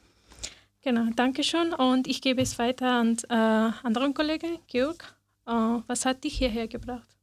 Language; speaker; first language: German; non-native, learner; Persian